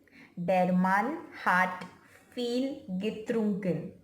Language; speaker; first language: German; non-native, fluent; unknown